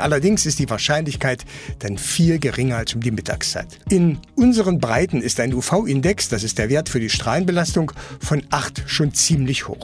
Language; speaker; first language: German; native; German